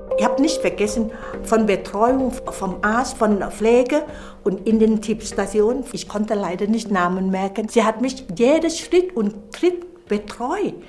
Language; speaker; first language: German; non-native, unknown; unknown